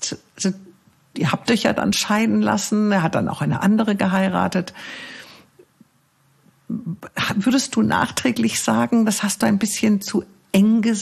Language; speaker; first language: German; native; German